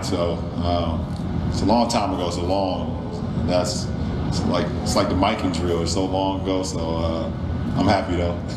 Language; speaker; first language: English; native; English